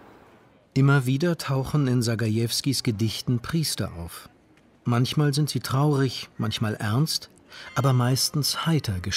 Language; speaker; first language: German; native; German